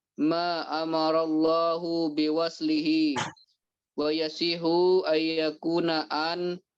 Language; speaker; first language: Arabic; non-native, fluent; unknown